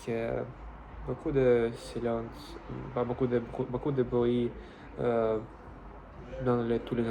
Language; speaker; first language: French; non-native, learner; Russian